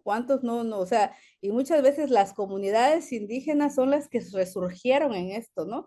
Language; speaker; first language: Spanish; native; Spanish